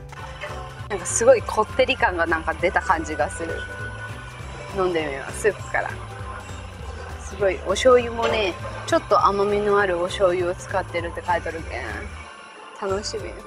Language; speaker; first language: Japanese; native; Japanese